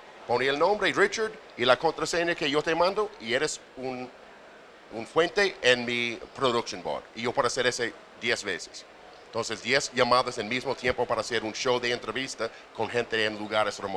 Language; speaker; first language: Spanish; non-native, fluent; English